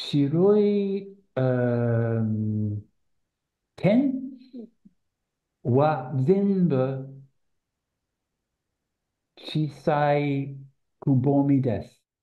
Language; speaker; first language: Japanese; non-native, learner; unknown